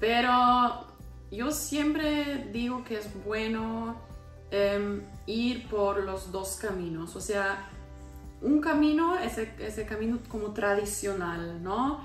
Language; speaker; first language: Spanish; non-native, fluent; German